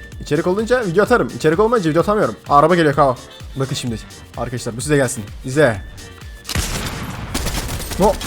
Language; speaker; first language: Turkish; native; Turkish